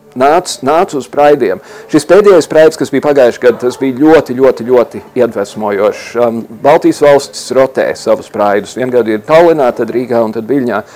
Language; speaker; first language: Latvian; early bilingual, heritage; Latvian